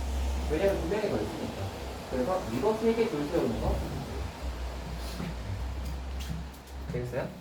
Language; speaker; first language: Korean; native; Korean